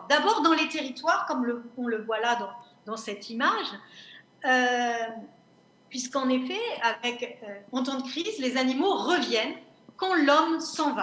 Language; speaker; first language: French; native; French